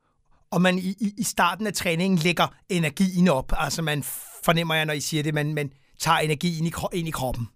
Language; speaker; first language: Danish; native; Danish